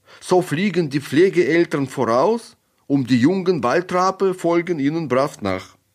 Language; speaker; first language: German; non-native, fluent; Russian